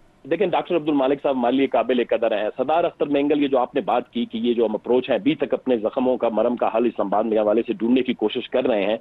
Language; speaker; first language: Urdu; non-native, local second language; Baluchi